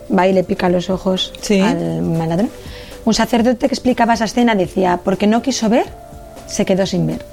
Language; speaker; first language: Spanish; native; Spanish